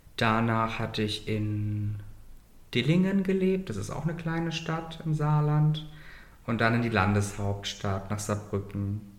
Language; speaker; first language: German; native; German